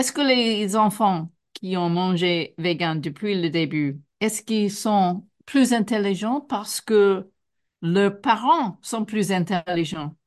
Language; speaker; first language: French; non-native, fluent; English